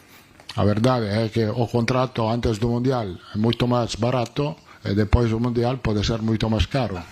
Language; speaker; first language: Spanish; non-native, fluent; Italian